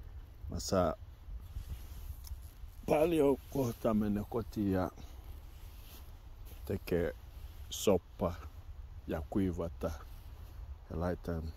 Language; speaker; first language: Finnish; non-native, learner; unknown